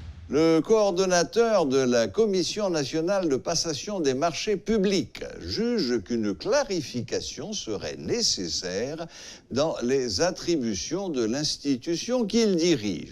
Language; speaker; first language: French; non-native, local second language; Haitian Creole